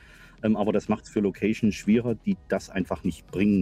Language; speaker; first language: German; native; German